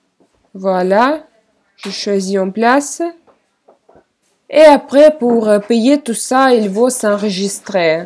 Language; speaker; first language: French; non-native, fluent; Russian